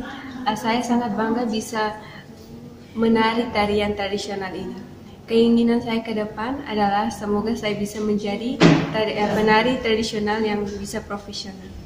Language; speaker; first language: Indonesian; non-native, fluent; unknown